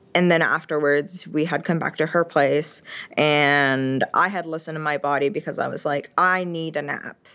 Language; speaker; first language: English; early bilingual, other home language; French